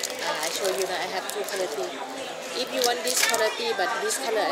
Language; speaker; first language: English; non-native, learner; Thai